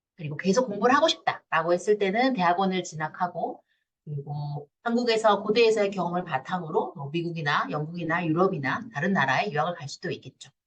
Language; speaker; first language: Korean; native; Korean